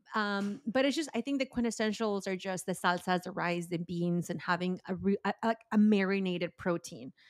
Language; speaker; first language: English; early bilingual, other home language; Spanish